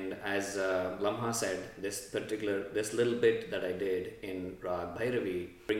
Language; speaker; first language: English; non-native, local second language; Telugu